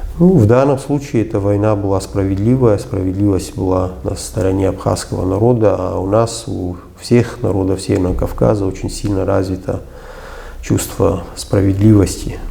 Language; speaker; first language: Russian; non-native, local second language; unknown